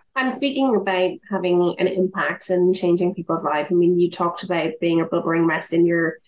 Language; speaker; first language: English; native; English